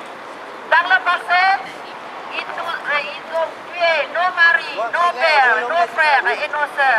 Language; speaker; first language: French; non-native, fluent; Lao